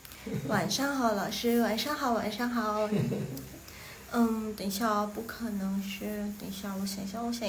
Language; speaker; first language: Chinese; non-native, fluent; Indonesian